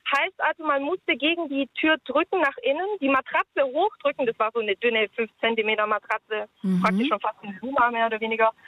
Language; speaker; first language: German; native; German